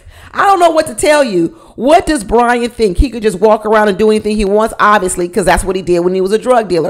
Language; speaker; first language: English; native; English